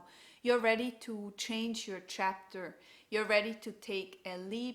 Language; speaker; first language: English; non-native, fluent; German